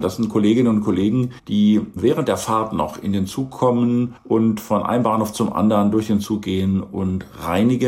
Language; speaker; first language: German; native; German